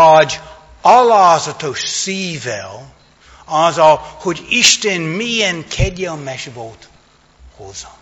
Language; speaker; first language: Hungarian; non-native, fluent; English